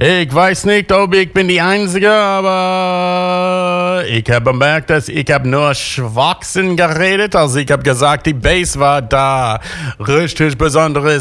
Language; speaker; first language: German; non-native, learner; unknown